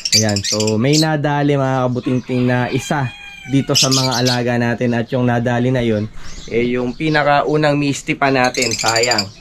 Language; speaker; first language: Filipino; non-native, local second language; Pampanga